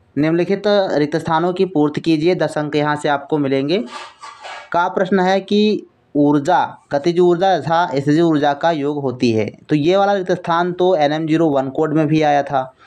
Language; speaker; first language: Hindi; native; Hindi